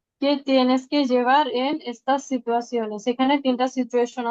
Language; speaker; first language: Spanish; non-native, fluent; Bangla